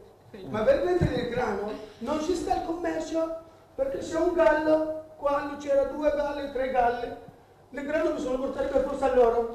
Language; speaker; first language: Italian; non-native, learner; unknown